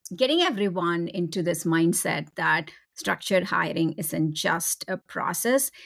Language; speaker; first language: English; non-native, local second language; Tamil